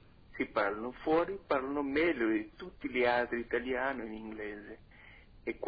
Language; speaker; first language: Italian; non-native, fluent; Portuguese